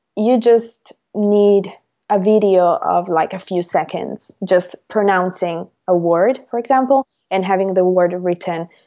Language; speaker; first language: English; non-native, fluent; Italian